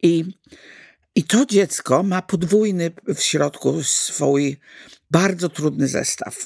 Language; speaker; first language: Polish; native; Polish